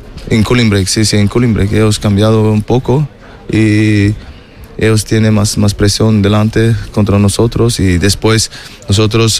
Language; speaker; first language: Spanish; non-native, learner; German